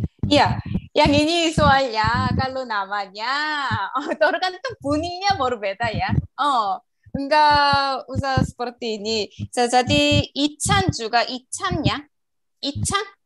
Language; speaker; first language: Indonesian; non-native, learner; Korean